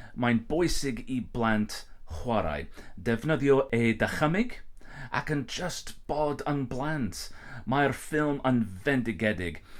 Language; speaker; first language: Welsh; non-native, learner; English